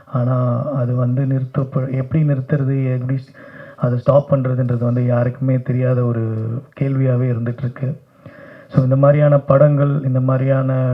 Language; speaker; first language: Tamil; native; Tamil